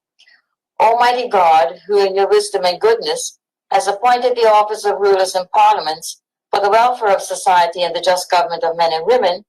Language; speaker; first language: English; native; English